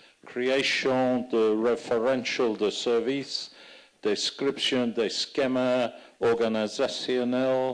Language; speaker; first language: French; non-native, fluent; English